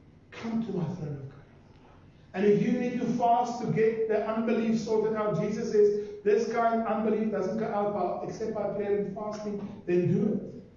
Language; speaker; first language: English; non-native, local second language; Afrikaans